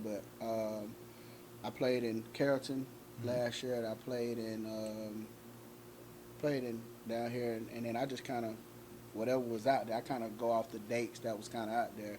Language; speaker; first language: English; native; English